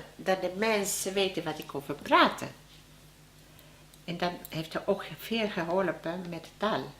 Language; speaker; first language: Dutch; non-native, learner; Spanish